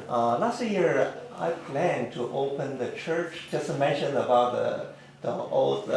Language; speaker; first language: English; non-native, learner; Chinese